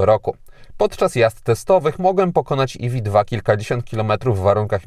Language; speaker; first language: Polish; native; Polish